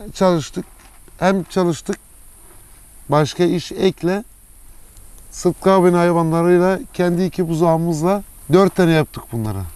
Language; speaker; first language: Turkish; early bilingual, heritage; Turkish